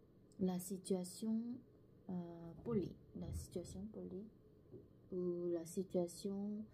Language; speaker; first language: French; non-native, learner; Korean